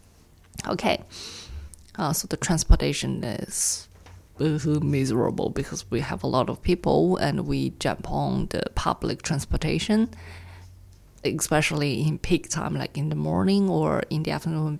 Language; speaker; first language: English; non-native, fluent; Chinese